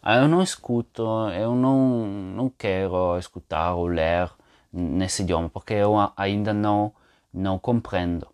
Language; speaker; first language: Portuguese; non-native, fluent; Italian